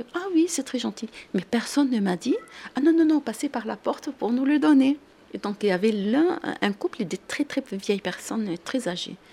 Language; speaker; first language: French; non-native, local second language; Arabic